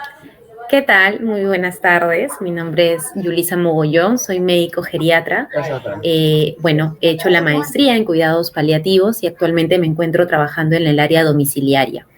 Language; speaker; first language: Spanish; native; Spanish